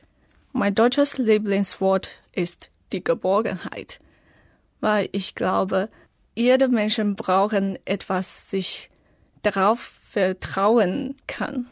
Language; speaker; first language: German; non-native, learner; Chinese